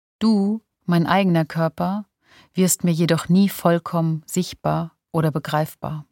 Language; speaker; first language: German; native; German